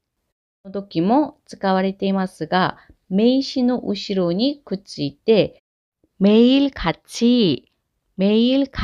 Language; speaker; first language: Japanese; non-native, fluent; Korean